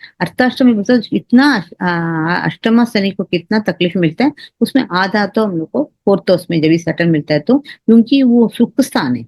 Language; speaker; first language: Hindi; non-native, local second language; Tamil